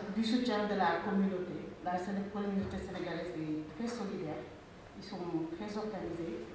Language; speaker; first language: French; non-native, local second language; Wolof